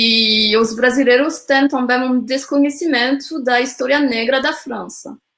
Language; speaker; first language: Portuguese; non-native, fluent; French